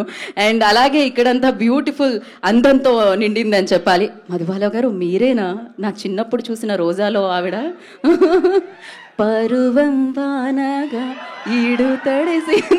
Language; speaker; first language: Telugu; native; Telugu